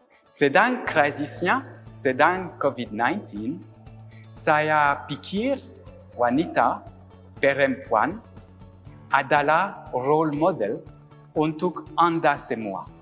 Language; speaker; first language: Indonesian; non-native, learner; French